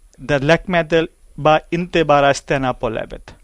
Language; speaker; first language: Swedish; non-native, learner; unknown